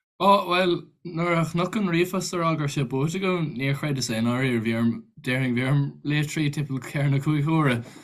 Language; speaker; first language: Irish; native; Irish